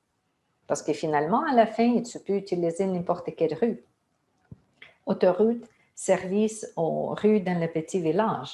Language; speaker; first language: French; non-native, fluent; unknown